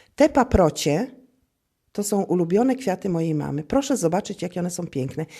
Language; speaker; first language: Polish; native; Polish